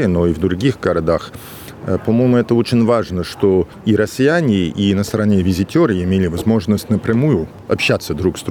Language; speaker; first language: Russian; non-native, fluent; English